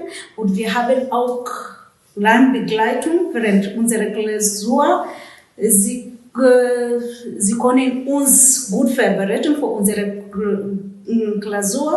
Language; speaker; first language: German; non-native, learner; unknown